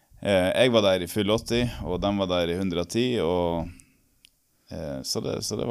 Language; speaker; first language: Norwegian; native; Norwegian